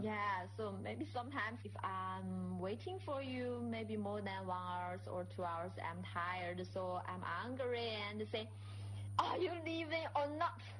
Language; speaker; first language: English; non-native, fluent; Chinese